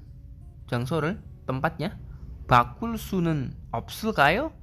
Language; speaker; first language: Korean; non-native, learner; Indonesian